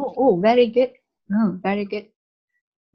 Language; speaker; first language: English; non-native, learner; Vietnamese